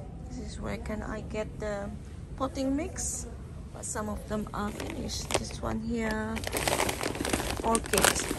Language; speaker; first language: English; non-native, fluent; Indonesian